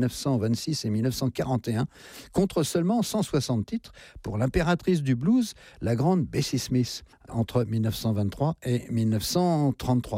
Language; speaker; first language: French; native; French